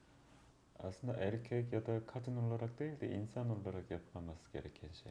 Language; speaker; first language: Turkish; non-native, fluent; Korean